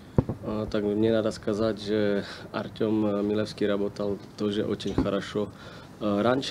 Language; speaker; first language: Russian; non-native, learner; Slovak